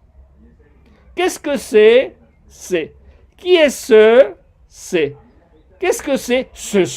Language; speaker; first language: French; non-native, fluent; Spanish